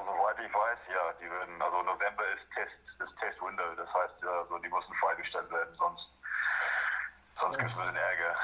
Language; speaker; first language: German; non-native, fluent; Afrikaans